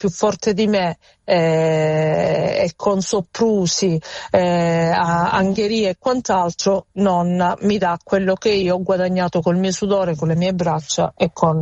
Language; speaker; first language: Italian; native; Italian